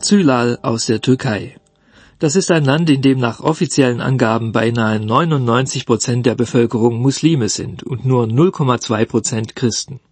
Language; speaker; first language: German; native; German